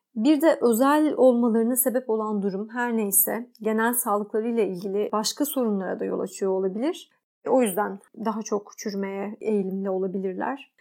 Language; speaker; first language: Turkish; native; Turkish